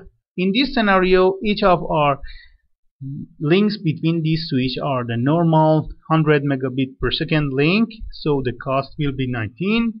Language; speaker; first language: English; non-native, fluent; Persian